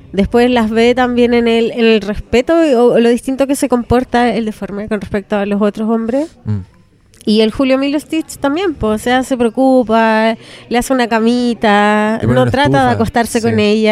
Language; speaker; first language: Spanish; native; Spanish